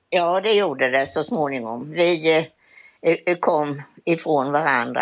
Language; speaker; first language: Swedish; native; Swedish